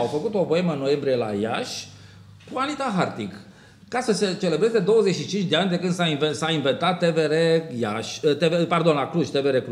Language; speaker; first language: Romanian; native; Romanian